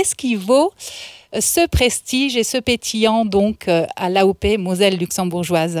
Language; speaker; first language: French; native; French